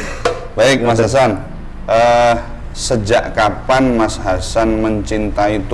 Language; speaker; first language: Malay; non-native, local second language; Javanese